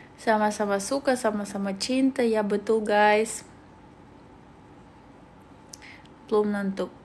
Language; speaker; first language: Indonesian; non-native, learner; Russian